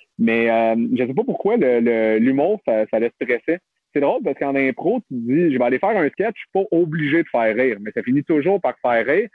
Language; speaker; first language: French; native; French